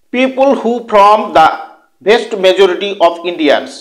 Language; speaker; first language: English; non-native, local second language; Bangla